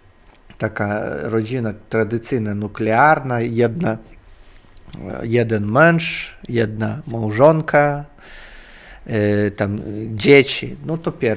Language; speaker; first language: Polish; non-native, learner; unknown